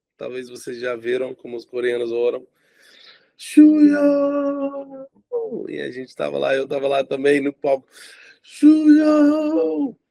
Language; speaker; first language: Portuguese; non-native, fluent; English